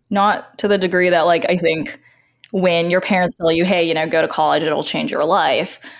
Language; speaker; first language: English; early bilingual, other home language; Chinese